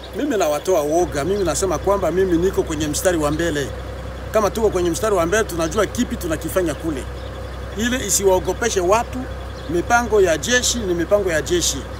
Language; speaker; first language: Swahili; native; Swahili